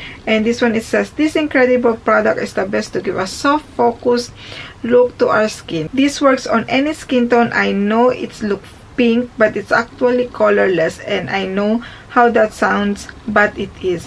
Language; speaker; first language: English; non-native, fluent; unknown